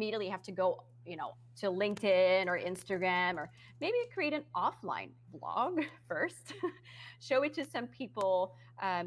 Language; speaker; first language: English; non-native, fluent; Dutch